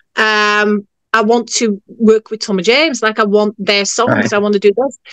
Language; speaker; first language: English; non-native, fluent; Norwegian